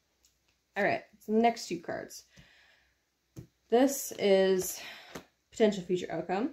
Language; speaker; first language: English; native; English